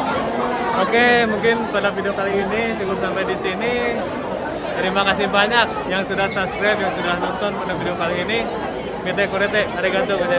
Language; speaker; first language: Japanese; non-native, learner; Indonesian